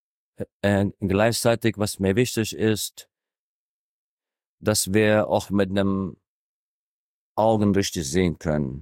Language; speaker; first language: German; non-native, fluent; Arabic